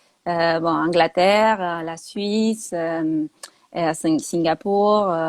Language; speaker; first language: French; non-native, fluent; Spanish